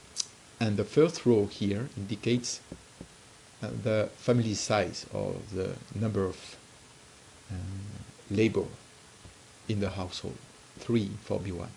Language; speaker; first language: English; non-native, fluent; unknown